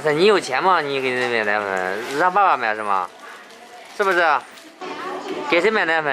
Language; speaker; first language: Chinese; native; Chinese